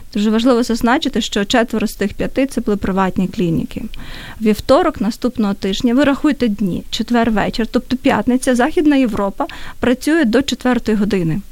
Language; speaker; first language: Ukrainian; native; Ukrainian